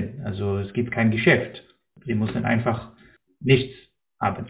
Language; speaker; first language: German; non-native, fluent; Hebrew